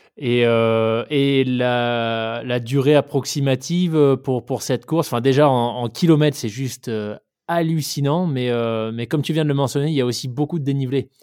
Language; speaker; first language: French; native; French